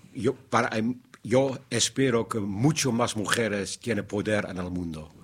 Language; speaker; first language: Spanish; non-native, learner; Dutch